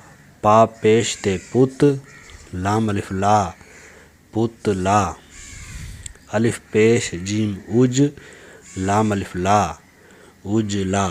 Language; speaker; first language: Urdu; native; Urdu